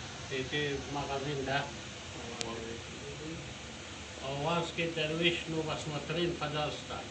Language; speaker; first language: Russian; non-native, learner; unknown